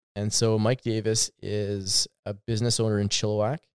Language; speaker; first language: English; native; English